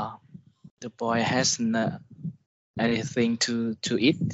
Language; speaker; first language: English; non-native, learner; Vietnamese